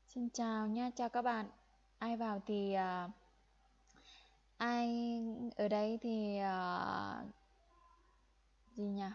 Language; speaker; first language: Vietnamese; non-native, fluent; Lao